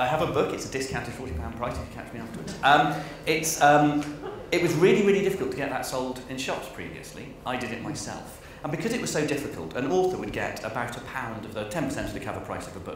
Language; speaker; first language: English; native; English